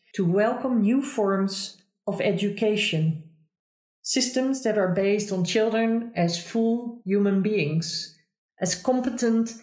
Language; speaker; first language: English; non-native, fluent; Dutch